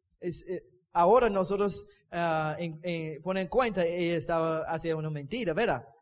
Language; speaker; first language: Spanish; non-native, learner; English